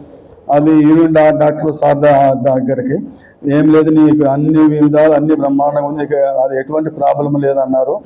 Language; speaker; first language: Telugu; native; Telugu